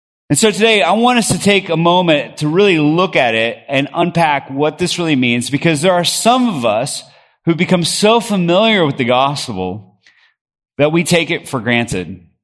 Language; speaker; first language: English; early bilingual, other home language; Spanish